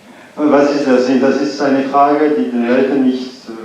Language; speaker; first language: German; non-native, fluent; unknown